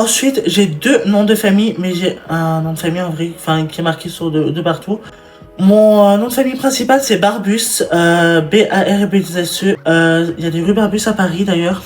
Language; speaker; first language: French; native; French